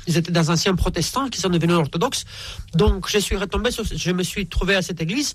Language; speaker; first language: French; non-native, fluent; Romanian